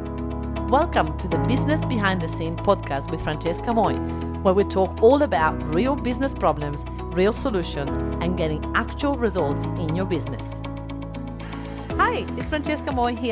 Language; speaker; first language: English; non-native, fluent; Italian